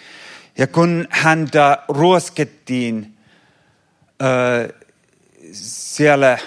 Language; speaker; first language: Finnish; non-native, fluent; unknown